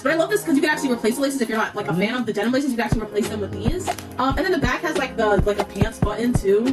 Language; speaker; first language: English; native; English